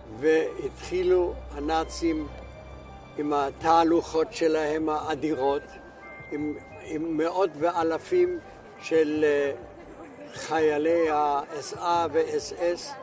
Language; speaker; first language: Hebrew; non-native, fluent; German